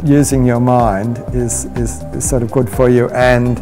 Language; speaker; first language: English; native; English